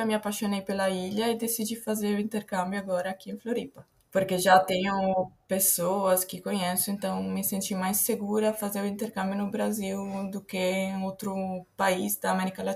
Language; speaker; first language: Portuguese; non-native, fluent; Italian